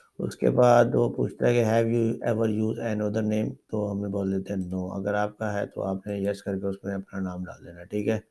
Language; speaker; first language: Urdu; non-native, local second language; Saraiki